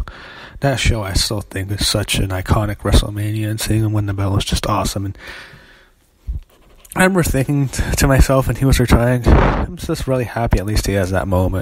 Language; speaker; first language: English; native; English